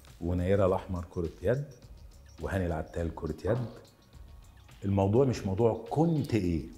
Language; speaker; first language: Arabic; native; Arabic